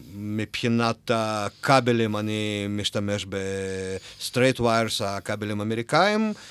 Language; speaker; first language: Hebrew; non-native, fluent; Russian